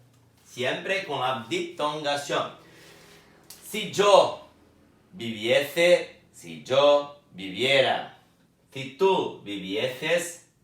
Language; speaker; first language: Spanish; non-native, fluent; Portuguese